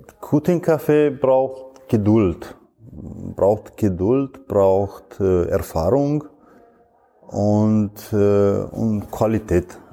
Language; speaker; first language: German; non-native, fluent; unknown